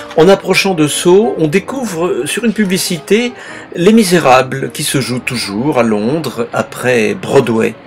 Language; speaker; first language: French; native; French